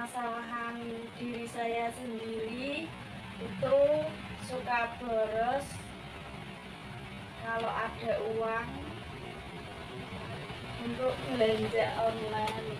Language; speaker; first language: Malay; non-native, local second language; Javanese